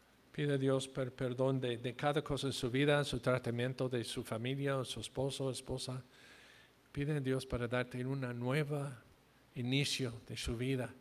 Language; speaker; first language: Spanish; non-native, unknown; English